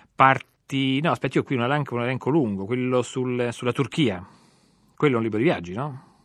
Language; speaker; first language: Italian; native; Italian